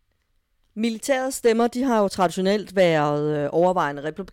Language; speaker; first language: Danish; native; Danish